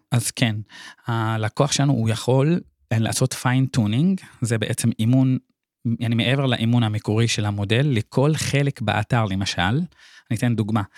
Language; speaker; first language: Hebrew; non-native, local second language; Arabic